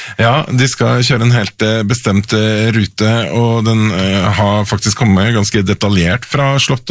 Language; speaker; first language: Norwegian; native; Norwegian